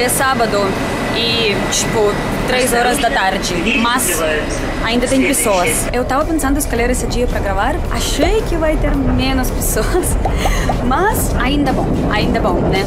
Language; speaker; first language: Portuguese; non-native, learner; Russian